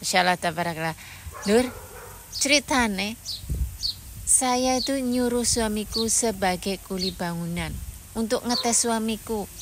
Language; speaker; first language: Indonesian; non-native, local second language; Javanese